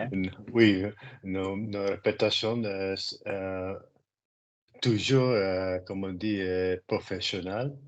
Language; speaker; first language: French; non-native, learner; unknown